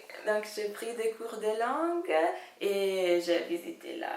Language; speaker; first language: French; non-native, fluent; Italian